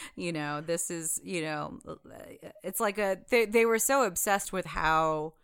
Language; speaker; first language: English; native; English